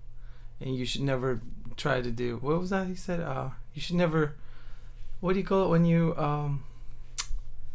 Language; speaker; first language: English; non-native, fluent; Turkish